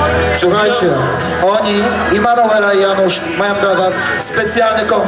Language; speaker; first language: Polish; native; Polish